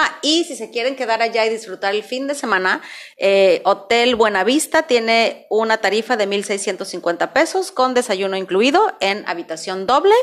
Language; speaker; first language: Spanish; native; Spanish